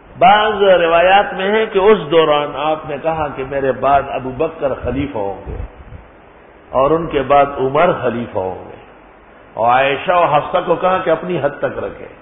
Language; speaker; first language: Urdu; non-native, local second language; Pashto